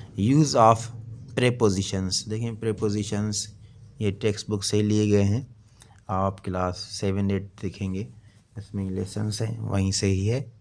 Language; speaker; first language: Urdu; non-native, local second language; Sindhi